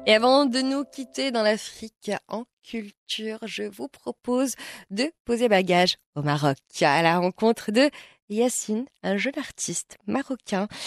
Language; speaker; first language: French; non-native, local second language; Arabic